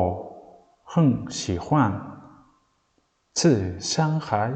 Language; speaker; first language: Chinese; non-native, learner; Mongolian